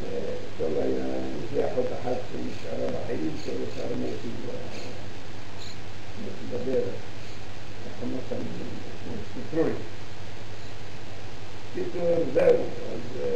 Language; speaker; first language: Hebrew; early bilingual, other home language; Arabic